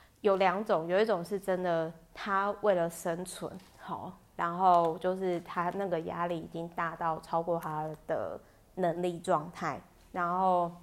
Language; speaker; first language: Chinese; native; Chinese